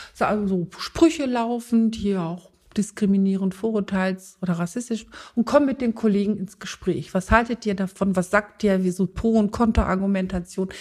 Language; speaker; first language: German; early bilingual, other home language; Turkish